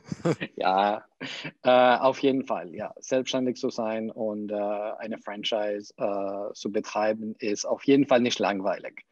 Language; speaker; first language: German; non-native, fluent; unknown